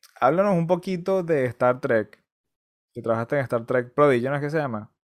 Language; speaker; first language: Spanish; native; Spanish